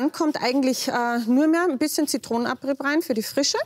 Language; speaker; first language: German; native; German